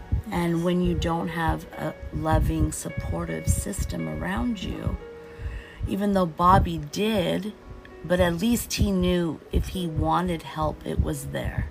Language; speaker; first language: English; early bilingual, other home language; Portuguese